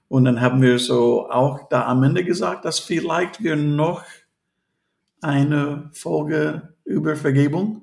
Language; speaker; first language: German; non-native, fluent; English